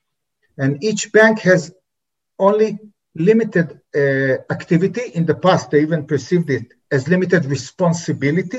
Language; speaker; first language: English; non-native, fluent; Hebrew